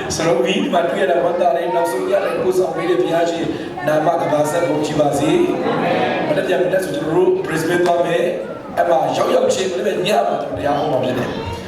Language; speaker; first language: Burmese; native; Burmese